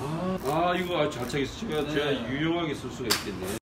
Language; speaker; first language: Korean; native; Korean